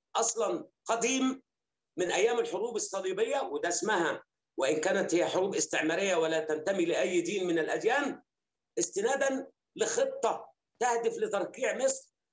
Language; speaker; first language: Arabic; native; Arabic